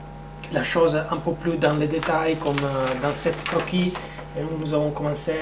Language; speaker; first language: French; non-native, fluent; Italian